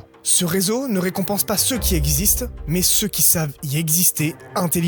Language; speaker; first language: French; native; French